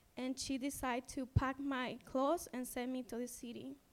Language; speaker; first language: English; non-native, fluent; Spanish